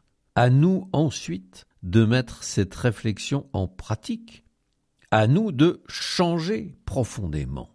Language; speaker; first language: French; native; French